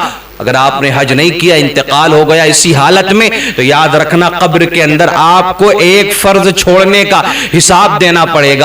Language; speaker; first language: Urdu; native; Urdu